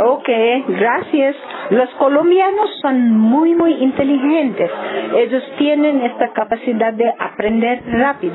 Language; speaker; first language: Spanish; non-native, learner; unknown